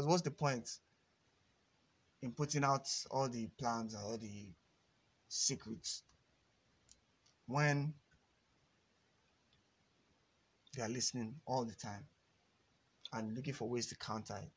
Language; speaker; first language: English; non-native, local second language; Yoruba